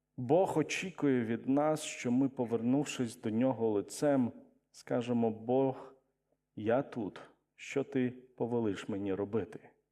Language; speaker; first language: Ukrainian; non-native, local second language; Russian